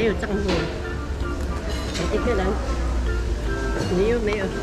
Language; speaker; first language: Chinese; non-native, local second language; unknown